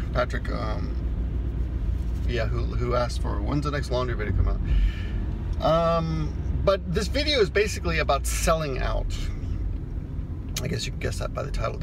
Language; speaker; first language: English; early bilingual, other home language; Spanish